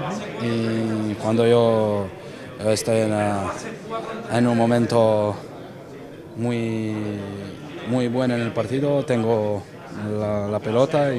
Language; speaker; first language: Spanish; non-native, learner; French